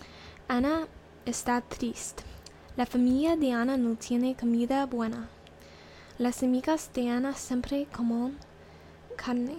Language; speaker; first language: Spanish; non-native, learner; English